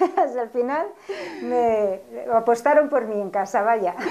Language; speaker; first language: Spanish; native; Spanish